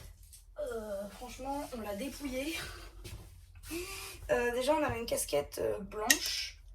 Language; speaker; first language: French; native; French